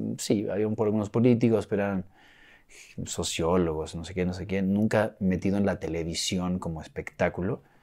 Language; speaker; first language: Spanish; native; Spanish